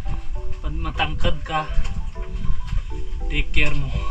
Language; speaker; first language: Filipino; non-native, learner; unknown